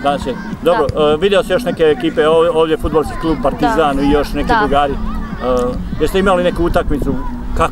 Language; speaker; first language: Serbian; native; Serbian